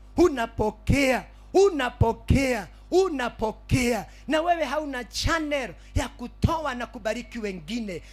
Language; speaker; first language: Swahili; native; Swahili